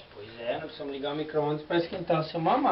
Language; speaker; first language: Portuguese; native; Portuguese